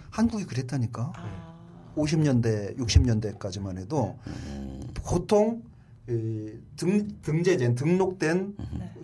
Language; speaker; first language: Korean; native; Korean